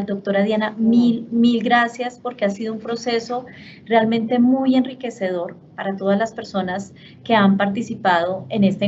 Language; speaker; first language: Spanish; native; Spanish